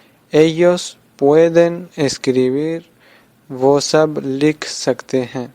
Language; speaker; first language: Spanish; non-native, fluent; Urdu